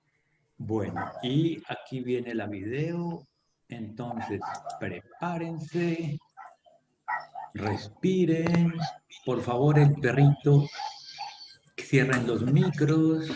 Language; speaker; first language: Spanish; non-native, fluent; French